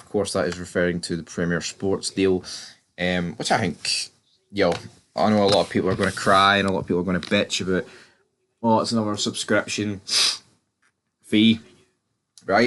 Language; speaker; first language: English; native; English